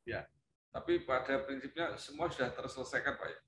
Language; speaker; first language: Indonesian; native; Indonesian